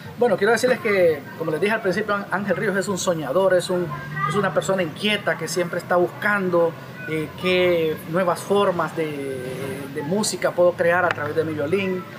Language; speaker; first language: Spanish; native; Spanish